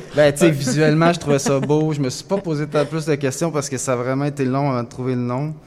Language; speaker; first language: French; native; French